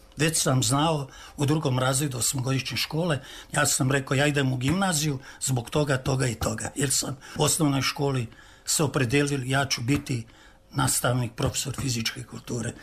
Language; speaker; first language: Serbian; native; Serbian